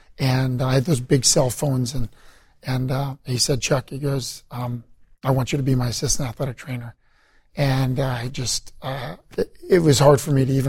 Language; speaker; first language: English; native; English